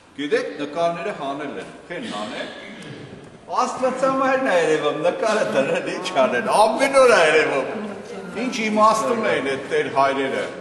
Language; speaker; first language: Armenian; native; Armenian